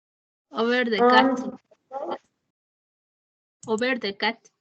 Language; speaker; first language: English; non-native, learner; Spanish